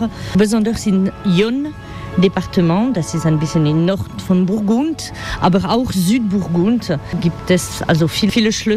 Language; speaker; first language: German; non-native, learner; French